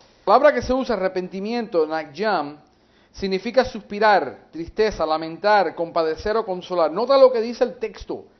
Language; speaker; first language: Spanish; early bilingual, heritage; English